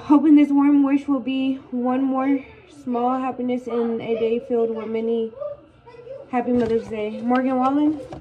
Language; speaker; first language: English; early bilingual, other home language; Spanish